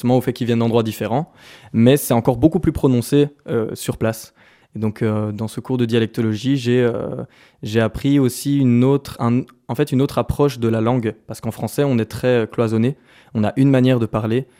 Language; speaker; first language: French; native; French